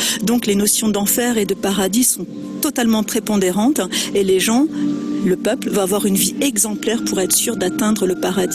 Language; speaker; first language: French; native; French